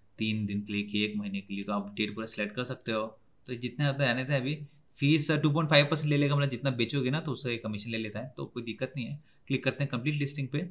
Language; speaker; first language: Hindi; native; Hindi